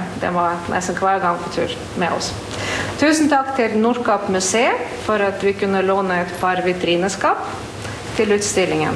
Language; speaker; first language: Norwegian; non-native, fluent; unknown